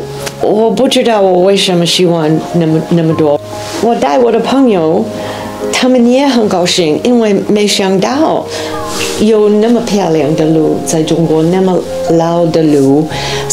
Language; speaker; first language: Chinese; non-native, learner; English